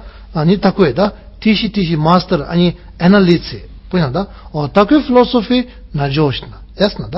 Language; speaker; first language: Russian; non-native, learner; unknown